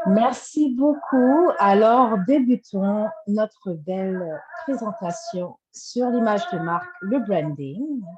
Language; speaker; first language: French; native; French